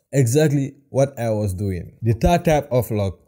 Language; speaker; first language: English; non-native, local second language; Wolof